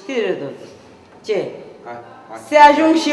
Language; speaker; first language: Romanian; non-native, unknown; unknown